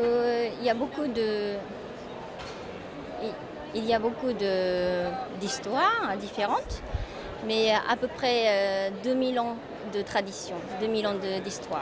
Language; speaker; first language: French; non-native, fluent; Japanese